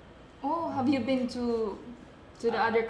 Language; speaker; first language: English; non-native, local second language; Filipino